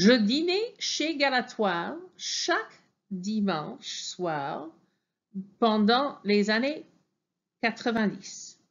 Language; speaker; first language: French; non-native, fluent; English